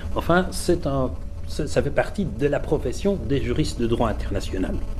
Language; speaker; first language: French; native; French